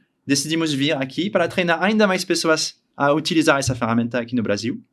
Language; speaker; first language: Portuguese; non-native, learner; French